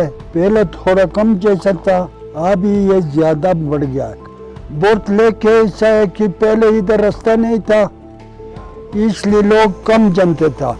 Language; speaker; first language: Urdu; non-native, local second language; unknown